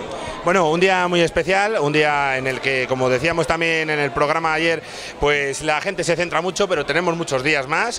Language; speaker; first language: Spanish; native; Spanish